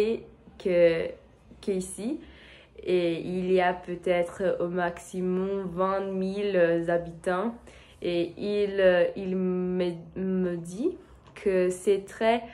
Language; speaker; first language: French; non-native, learner; Portuguese